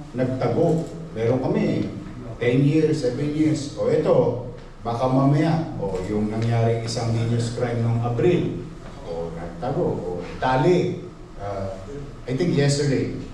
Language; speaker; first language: Filipino; native; Filipino